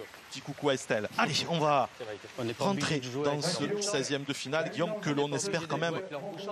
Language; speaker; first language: French; native; French